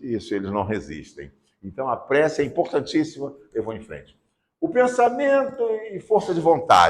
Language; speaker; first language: Portuguese; native; Portuguese